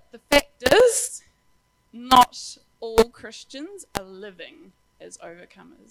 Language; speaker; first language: English; native; English